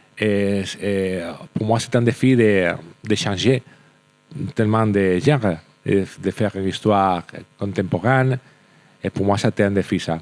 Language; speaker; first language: French; non-native, learner; Spanish